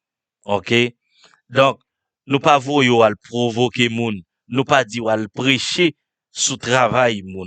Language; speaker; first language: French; non-native, local second language; Haitian Creole